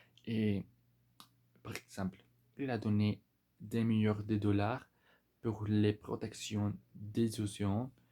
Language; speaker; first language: French; non-native, learner; Spanish